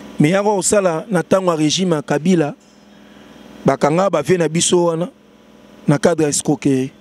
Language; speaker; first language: Lingala; native; Lingala